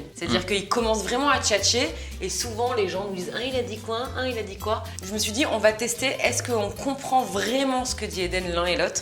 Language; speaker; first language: French; native; French